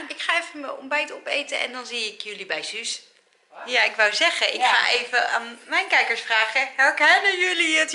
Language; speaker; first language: Dutch; native; Dutch